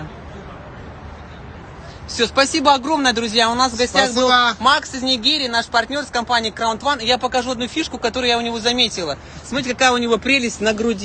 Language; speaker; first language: Russian; native; Russian